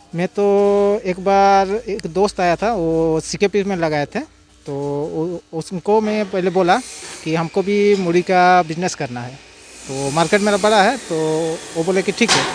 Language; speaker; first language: Hindi; native; Hindi